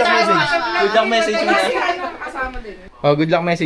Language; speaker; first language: English; non-native, local second language; Filipino